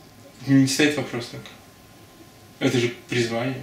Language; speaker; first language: Russian; native; Russian